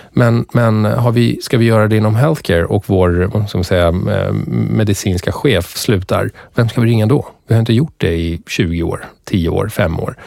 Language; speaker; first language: Swedish; early bilingual, other home language; Persian